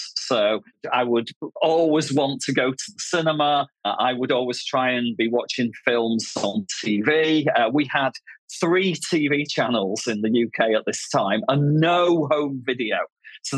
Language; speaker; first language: English; native; English